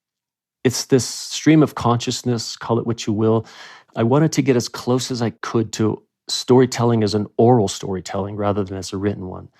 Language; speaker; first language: English; native; English